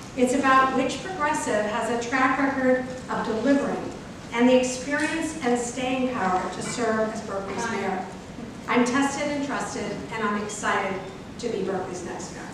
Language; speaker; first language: English; native; English